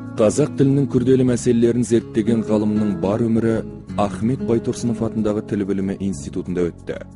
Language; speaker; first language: Kazakh; native; Kazakh